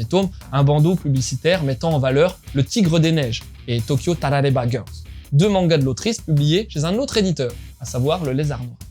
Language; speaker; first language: French; native; French